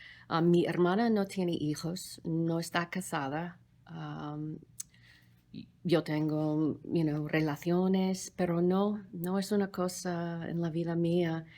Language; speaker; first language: Spanish; non-native, fluent; English